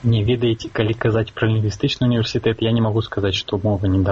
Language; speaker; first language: Belarusian; non-native, local second language; Russian